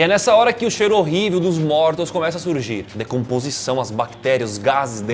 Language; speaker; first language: Portuguese; native; Portuguese